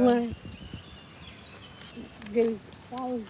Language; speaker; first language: French; non-native, learner; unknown